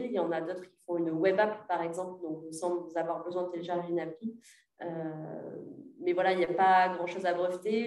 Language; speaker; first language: French; native; French